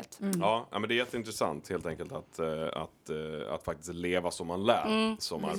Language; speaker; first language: Swedish; native; Swedish